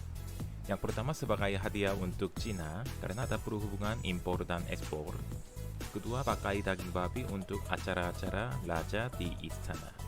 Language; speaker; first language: Indonesian; non-native, fluent; Korean